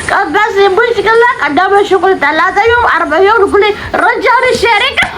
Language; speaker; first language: Arabic; non-native, learner; Oromo